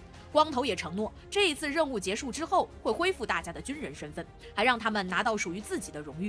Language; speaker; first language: Chinese; native; Chinese